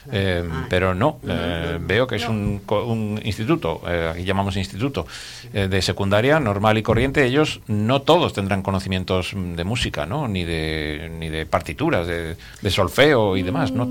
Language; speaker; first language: Spanish; native; Spanish